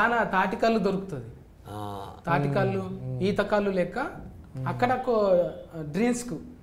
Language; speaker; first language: Telugu; native; Telugu